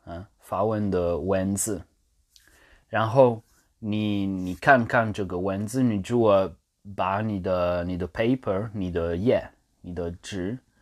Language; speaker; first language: Chinese; non-native, learner; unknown